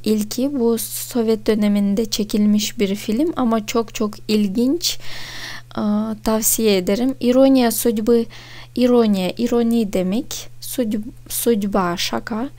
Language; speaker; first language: Turkish; non-native, fluent; Russian